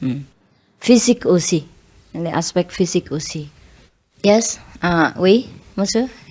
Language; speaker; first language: French; non-native, learner; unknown